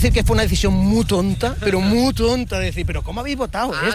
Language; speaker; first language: Spanish; native; Spanish